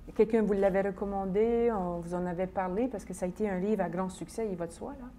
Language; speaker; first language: French; native; French